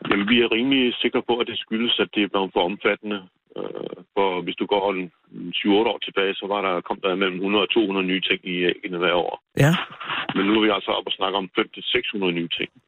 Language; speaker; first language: Danish; native; Danish